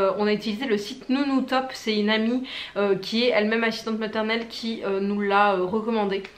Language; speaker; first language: French; native; French